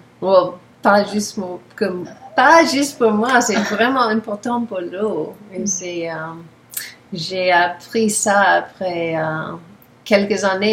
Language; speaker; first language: French; non-native, learner; English